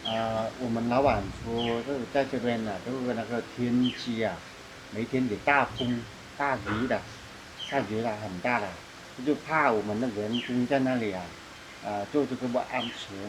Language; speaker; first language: Chinese; non-native, fluent; Vietnamese